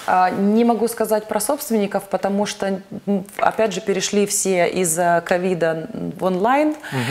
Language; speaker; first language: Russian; native; Russian